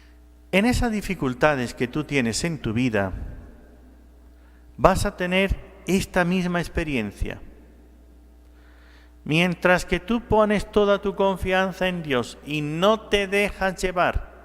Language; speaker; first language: Spanish; native; Spanish